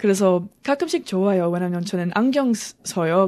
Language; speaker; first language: Korean; non-native, learner; English